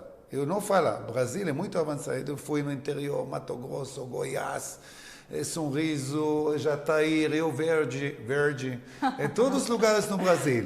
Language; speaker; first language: Portuguese; non-native, learner; Hebrew